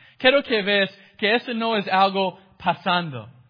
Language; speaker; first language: Spanish; non-native, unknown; English